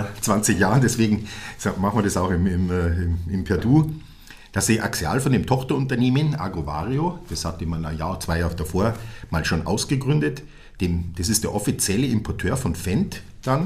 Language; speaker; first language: German; native; German